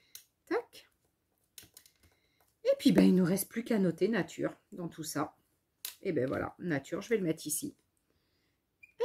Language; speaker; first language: French; native; French